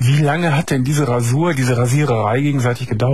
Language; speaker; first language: German; native; German